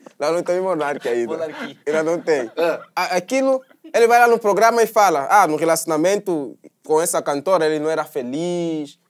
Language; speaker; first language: Portuguese; native; Portuguese